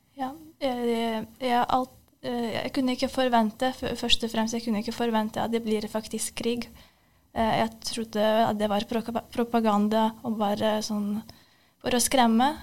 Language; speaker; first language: Norwegian; non-native, fluent; Ukrainian